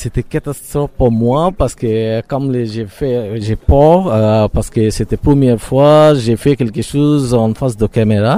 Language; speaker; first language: French; non-native, learner; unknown